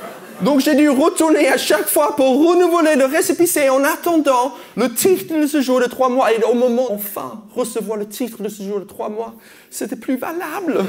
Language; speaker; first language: French; non-native, fluent; English